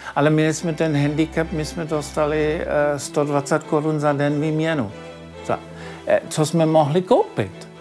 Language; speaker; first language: Czech; non-native, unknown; German